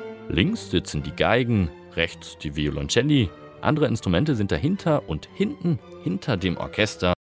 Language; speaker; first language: German; native; German